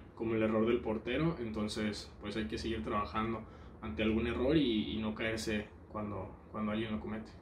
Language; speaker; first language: Spanish; native; Spanish